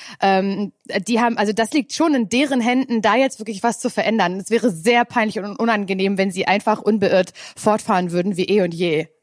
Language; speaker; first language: German; native; German